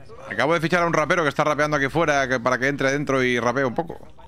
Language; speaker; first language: Spanish; native; Spanish